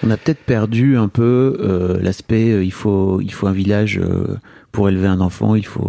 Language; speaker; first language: French; native; French